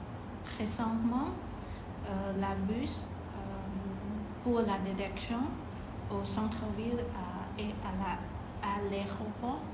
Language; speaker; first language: French; non-native, learner; Khmer